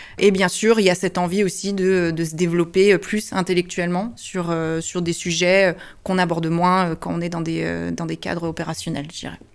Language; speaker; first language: French; early bilingual, heritage; French